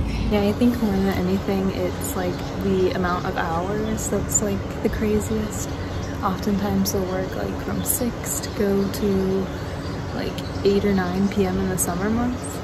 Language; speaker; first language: English; native; English